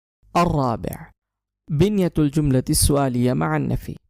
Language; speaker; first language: Arabic; non-native, fluent; Urdu